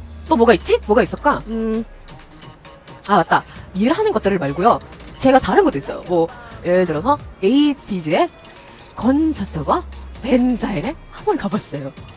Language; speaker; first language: Korean; non-native, learner; English